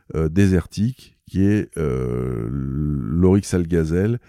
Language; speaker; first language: French; native; French